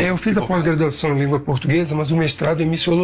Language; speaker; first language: Portuguese; native; Portuguese